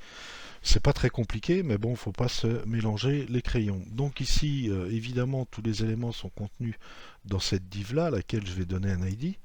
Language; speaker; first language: French; native; French